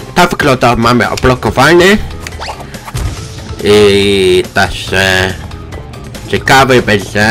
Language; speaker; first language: Polish; non-native, learner; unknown